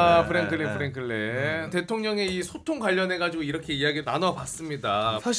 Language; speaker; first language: Korean; native; Korean